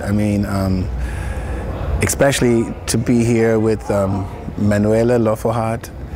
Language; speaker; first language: English; native; English